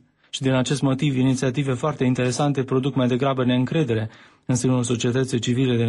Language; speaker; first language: Romanian; native; Romanian